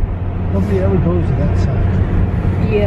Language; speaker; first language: English; native; English